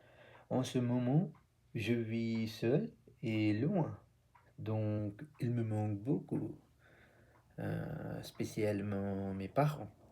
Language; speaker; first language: French; non-native, learner; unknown